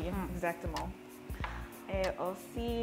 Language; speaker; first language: French; non-native, learner; English